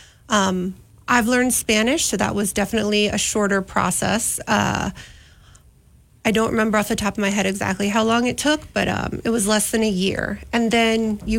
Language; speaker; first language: English; native; English